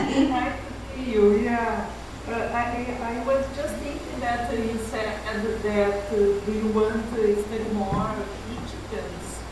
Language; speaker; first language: English; non-native, fluent; Portuguese